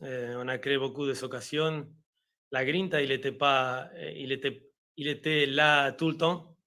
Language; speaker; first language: French; non-native, fluent; Spanish